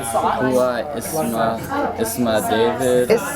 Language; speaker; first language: Arabic; non-native, learner; English